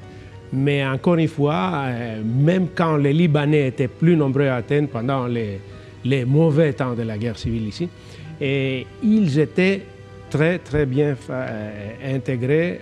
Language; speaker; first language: French; non-native, fluent; Greek